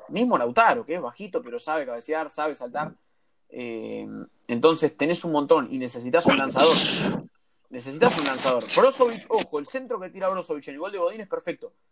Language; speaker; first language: Spanish; native; Spanish